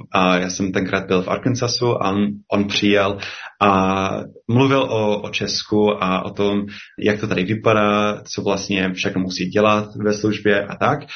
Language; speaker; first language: Czech; non-native, fluent; English